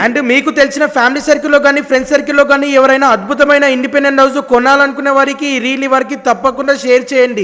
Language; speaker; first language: Telugu; native; Telugu